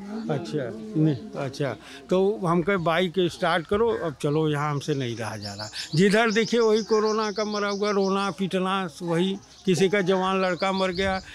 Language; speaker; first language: Hindi; native; Hindi